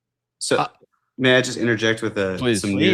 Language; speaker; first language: English; native; English